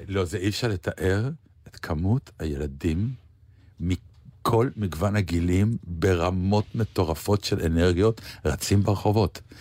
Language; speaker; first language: Hebrew; native; Hebrew